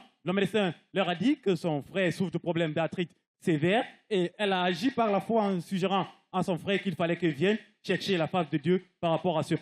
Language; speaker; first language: French; non-native, local second language; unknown